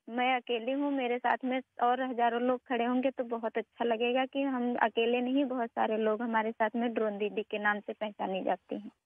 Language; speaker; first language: Hindi; native; Hindi